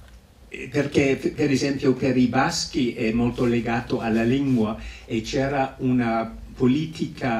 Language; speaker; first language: Italian; non-native, fluent; English